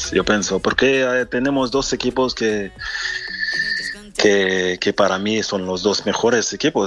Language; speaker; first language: Spanish; non-native, learner; French